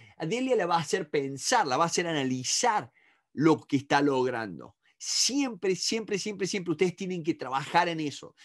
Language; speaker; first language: Spanish; native; Spanish